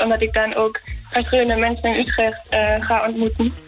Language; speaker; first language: Dutch; non-native, learner; German